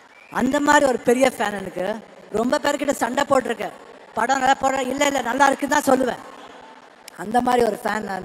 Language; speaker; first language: Tamil; non-native, fluent; Kannada